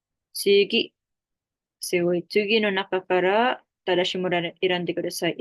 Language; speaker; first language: Japanese; non-native, fluent; Filipino